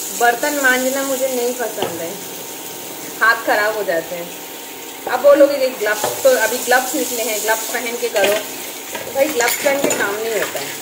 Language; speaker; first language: Hindi; non-native, local second language; Bangla